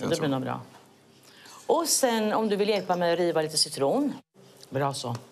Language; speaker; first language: Swedish; native; Swedish